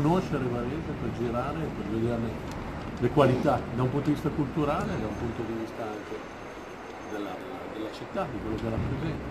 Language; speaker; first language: Italian; native; Italian